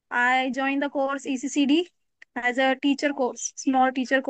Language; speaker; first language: English; non-native, learner; Marathi